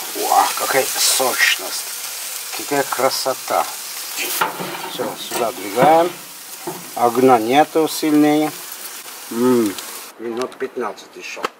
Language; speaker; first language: Russian; non-native, local second language; Armenian